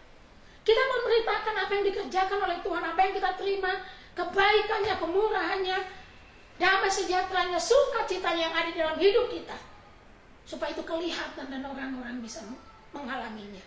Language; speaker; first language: Indonesian; native; Indonesian